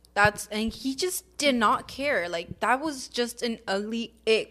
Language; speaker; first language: English; early bilingual, other home language; Spanish